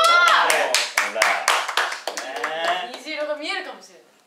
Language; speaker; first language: Japanese; native; Japanese